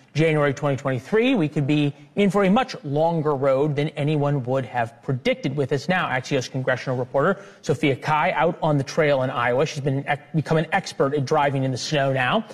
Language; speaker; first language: English; native; English